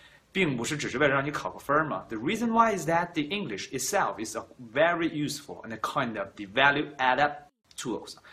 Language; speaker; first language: English; non-native, fluent; Chinese